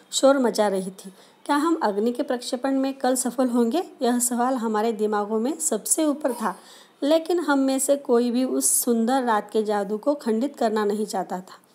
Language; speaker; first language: Hindi; non-native, local second language; Marathi